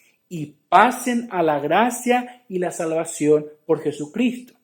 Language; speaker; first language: Spanish; native; Spanish